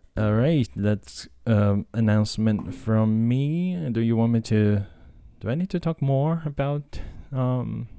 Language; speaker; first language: English; non-native, fluent; Japanese